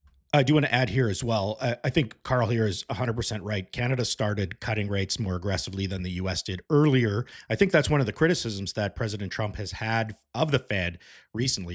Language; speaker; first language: English; native; English